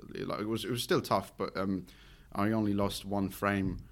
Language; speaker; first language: English; non-native, fluent; Swiss German